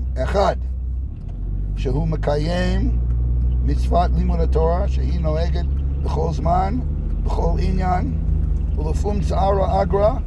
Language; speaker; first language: Hebrew; non-native, fluent; English